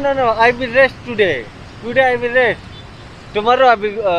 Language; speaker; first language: English; non-native, learner; Hindi